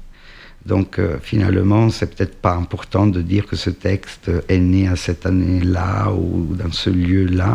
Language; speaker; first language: French; non-native, fluent; Italian